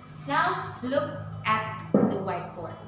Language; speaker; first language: English; non-native, fluent; Indonesian